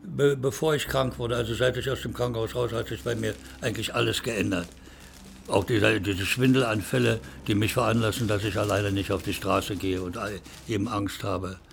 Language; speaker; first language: German; native; German